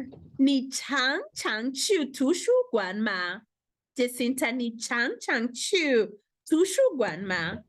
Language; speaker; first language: Chinese; non-native, fluent; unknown